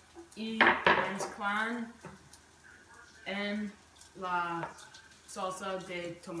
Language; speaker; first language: Spanish; non-native, learner; English